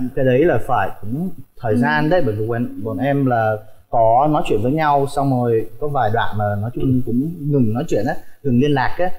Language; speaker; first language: Vietnamese; early bilingual, heritage; Vietnamese